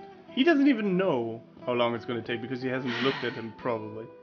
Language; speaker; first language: English; non-native, fluent; German